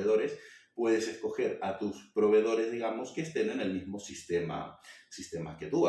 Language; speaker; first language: Spanish; native; Spanish